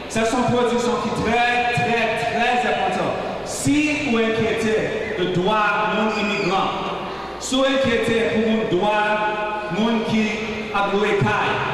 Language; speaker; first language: French; non-native, local second language; Haitian Creole